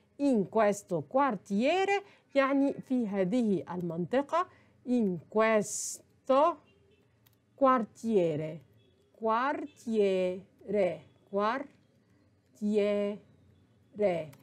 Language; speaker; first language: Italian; non-native, fluent; Arabic